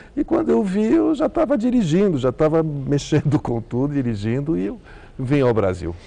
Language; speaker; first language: Portuguese; early bilingual, heritage; Arabic